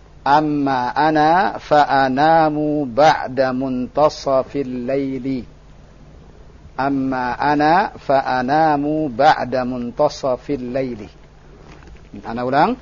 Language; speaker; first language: Arabic; non-native, fluent; Indonesian